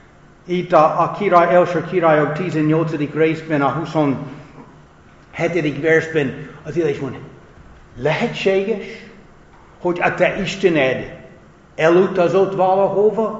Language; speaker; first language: Hungarian; non-native, fluent; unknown